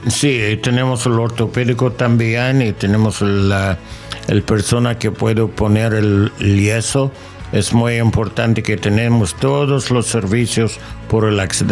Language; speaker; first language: Spanish; non-native, learner; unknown